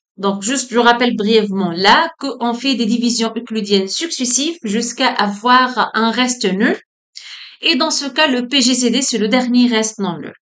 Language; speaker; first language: French; non-native, local second language; Arabic